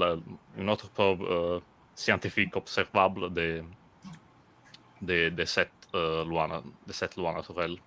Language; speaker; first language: French; non-native, fluent; Italian